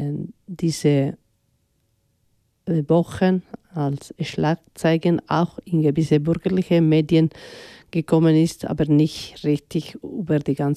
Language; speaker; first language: German; non-native, fluent; Spanish